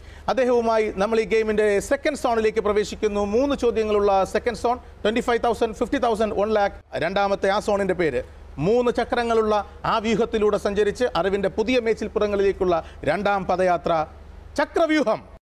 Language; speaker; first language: Malayalam; native; Malayalam